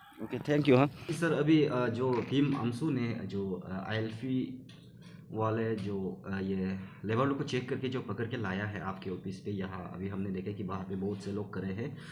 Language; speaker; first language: Hindi; non-native, local second language; Adi